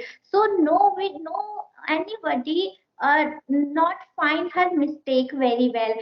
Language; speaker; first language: English; non-native, learner; Hindi